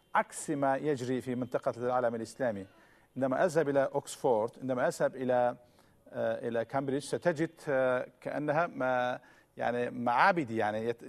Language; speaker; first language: Arabic; non-native, fluent; Turkish